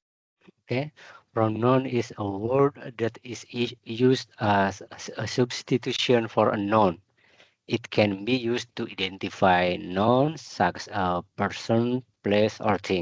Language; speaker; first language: English; non-native, learner; Indonesian